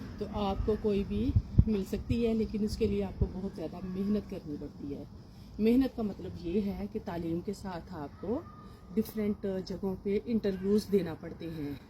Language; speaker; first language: Urdu; non-native, local second language; Punjabi